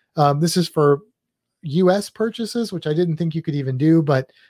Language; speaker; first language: English; native; English